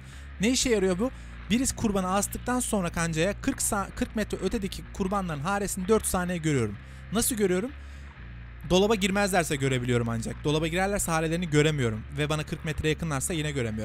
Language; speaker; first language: Turkish; native; Turkish